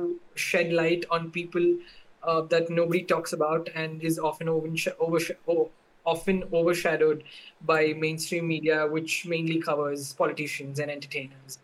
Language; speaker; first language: English; non-native, local second language; Tamil